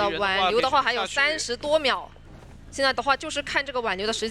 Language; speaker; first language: Chinese; native; Chinese